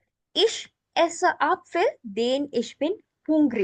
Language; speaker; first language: German; non-native, fluent; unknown